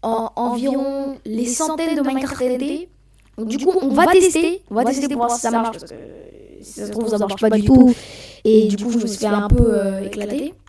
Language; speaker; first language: French; native; French